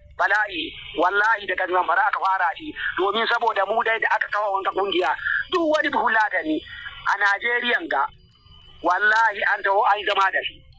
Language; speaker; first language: Hausa; non-native, local second language; Fula